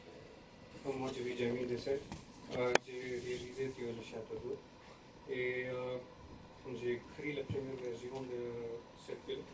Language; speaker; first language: French; non-native, learner; English